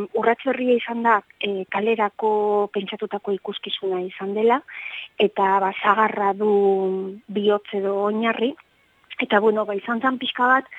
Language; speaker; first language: Basque; native; Basque